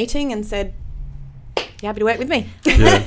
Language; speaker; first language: English; native; English